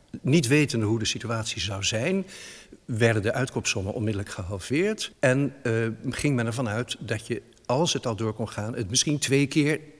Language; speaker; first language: Dutch; native; Dutch